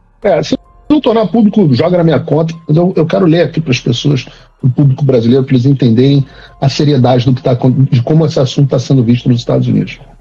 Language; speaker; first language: Portuguese; native; Portuguese